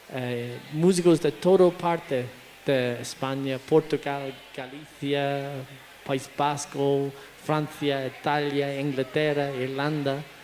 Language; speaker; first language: Spanish; non-native, fluent; English